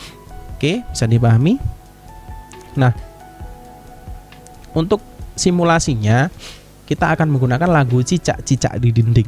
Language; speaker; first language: Indonesian; native; Indonesian